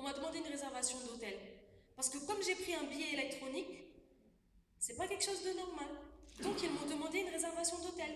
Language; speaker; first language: French; non-native, local second language; Wolof